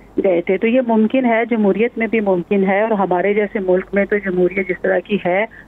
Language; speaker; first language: Urdu; non-native, local second language; Punjabi